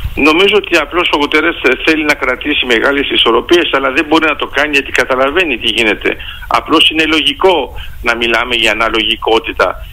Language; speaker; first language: Greek; early bilingual, heritage; Greek